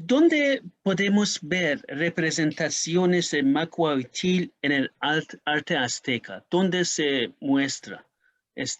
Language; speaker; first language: Spanish; non-native, learner; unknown